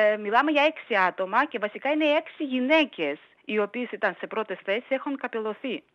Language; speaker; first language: Greek; non-native, fluent; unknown